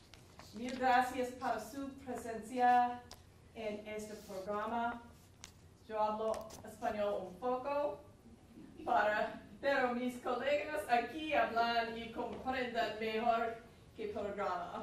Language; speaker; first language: Spanish; non-native, learner; English